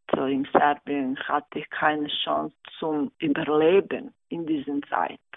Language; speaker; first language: German; non-native, fluent; Serbian